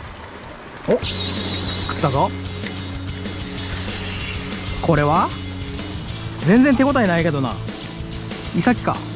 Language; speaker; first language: Japanese; native; Japanese